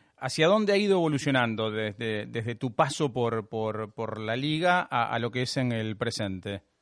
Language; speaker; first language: Spanish; native; Spanish